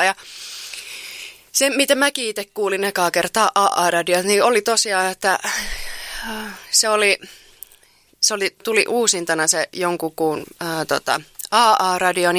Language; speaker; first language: Finnish; native; Finnish